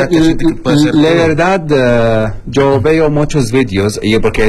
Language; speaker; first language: Spanish; non-native, learner; Arabic